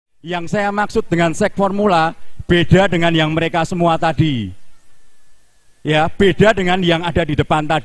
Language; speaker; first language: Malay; non-native, local second language; Javanese